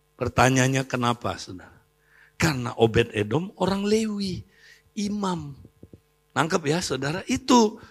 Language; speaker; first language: Indonesian; native; Indonesian